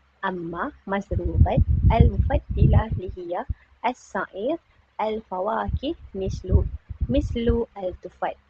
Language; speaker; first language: Arabic; non-native, learner; Malay